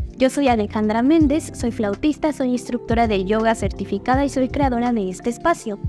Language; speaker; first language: Spanish; native; Spanish